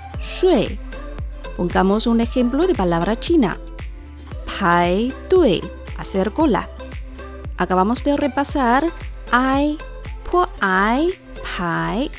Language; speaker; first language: Spanish; non-native, fluent; Chinese